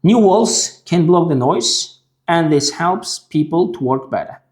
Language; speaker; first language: English; non-native, fluent; Uzbek